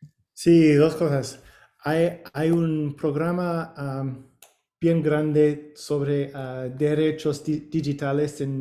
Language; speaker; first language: Spanish; non-native, learner; English